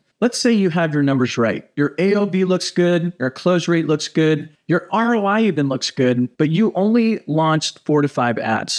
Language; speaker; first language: English; native; English